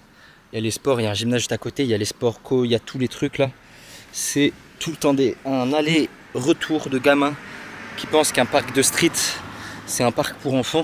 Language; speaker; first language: French; native; French